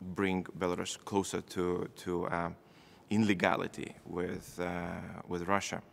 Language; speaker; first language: English; non-native, fluent; Lithuanian